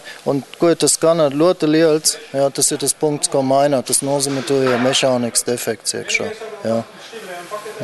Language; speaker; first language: Latvian; non-native, learner; German